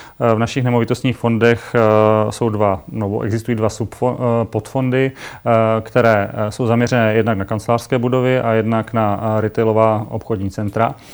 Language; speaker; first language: Czech; native; Czech